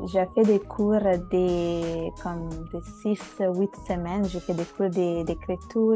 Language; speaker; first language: French; non-native, fluent; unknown